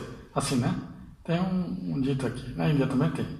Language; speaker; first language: Portuguese; non-native, fluent; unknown